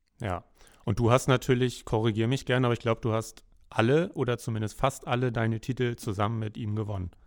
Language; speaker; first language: German; native; German